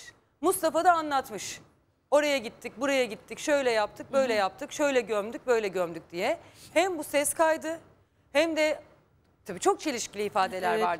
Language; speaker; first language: Turkish; native; Turkish